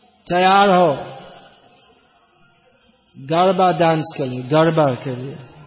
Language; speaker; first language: Hindi; non-native, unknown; English